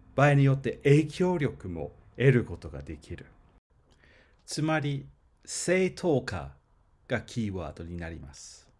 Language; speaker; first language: Japanese; non-native, fluent; English